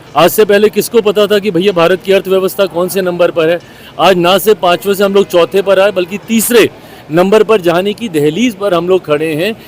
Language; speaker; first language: Hindi; native; Hindi